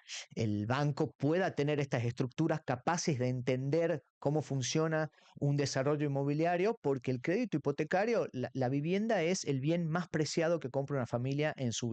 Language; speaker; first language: Spanish; native; Spanish